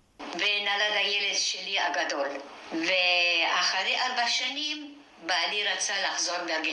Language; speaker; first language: Hebrew; non-native, fluent; French